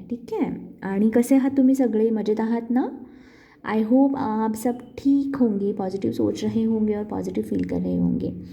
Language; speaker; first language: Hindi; non-native, local second language; Marathi